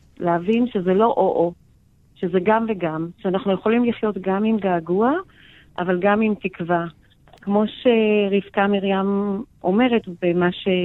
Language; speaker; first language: Hebrew; native; Hebrew